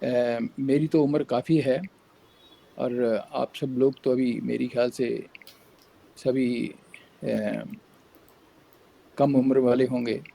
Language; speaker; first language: Hindi; native; Hindi